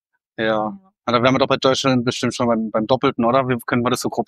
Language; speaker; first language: German; native; German